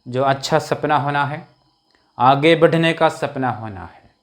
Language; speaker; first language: Hindi; non-native, local second language; Malayalam